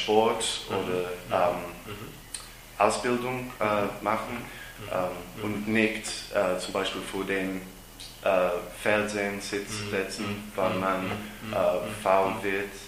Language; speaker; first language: German; non-native, learner; English